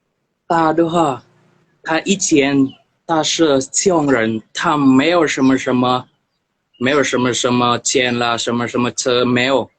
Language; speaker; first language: Chinese; non-native, learner; Indonesian